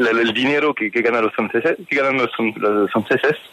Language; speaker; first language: Spanish; non-native, fluent; French